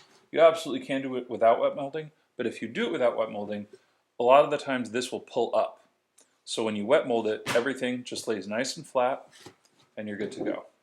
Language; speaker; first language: English; native; English